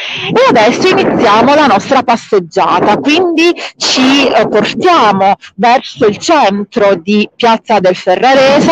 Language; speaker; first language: Italian; native; Italian